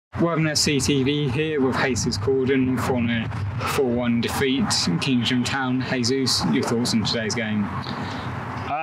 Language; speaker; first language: English; native; English